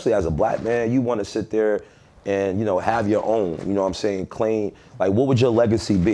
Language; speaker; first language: English; native; English